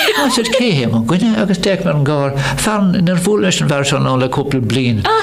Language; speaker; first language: Irish; non-native, local second language; English